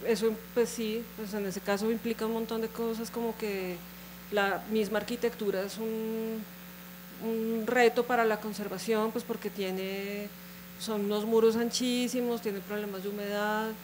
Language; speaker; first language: Spanish; native; Spanish